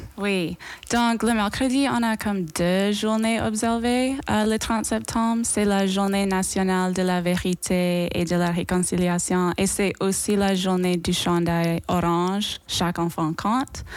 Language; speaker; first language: French; non-native, local second language; English